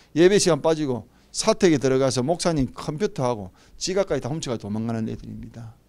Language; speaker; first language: Korean; native; Korean